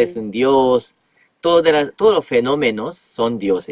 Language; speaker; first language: Spanish; non-native, fluent; Japanese